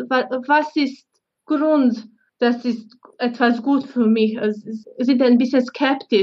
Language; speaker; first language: German; non-native, fluent; Bosnian